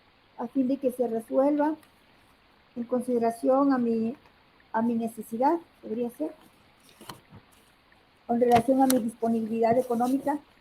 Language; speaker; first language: Spanish; native; Spanish